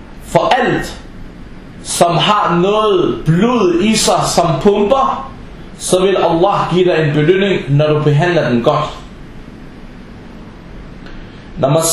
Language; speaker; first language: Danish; non-native, local second language; Arabic